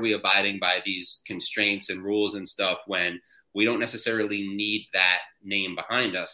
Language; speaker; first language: English; native; English